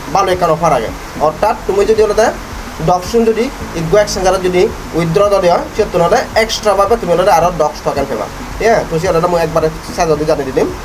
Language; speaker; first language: Bangla; non-native, local second language; Chakma